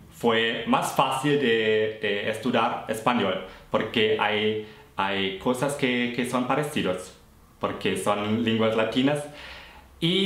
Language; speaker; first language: Spanish; non-native, fluent; German